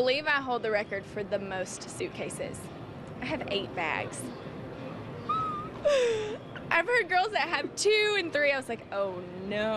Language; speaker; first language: English; native; English